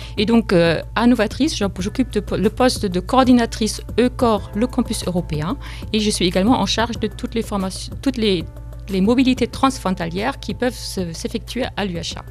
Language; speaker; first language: French; non-native, fluent; German